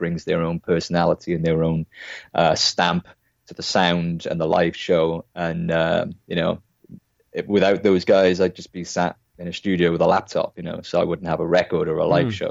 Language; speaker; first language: English; native; English